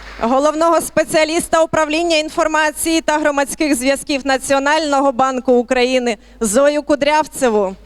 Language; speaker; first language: Ukrainian; native; Ukrainian